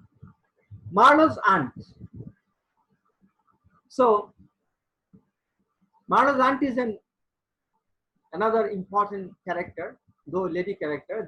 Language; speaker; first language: English; non-native, local second language; Bangla